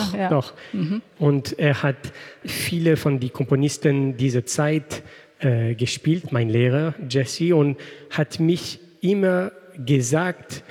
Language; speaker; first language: German; non-native, fluent; French